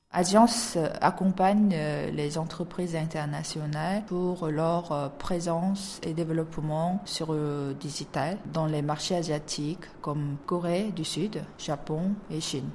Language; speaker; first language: French; non-native, fluent; Korean